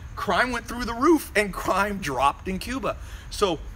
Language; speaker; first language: English; native; English